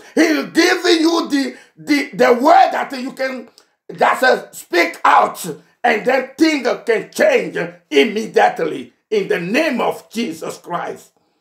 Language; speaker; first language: English; non-native, fluent; Ewe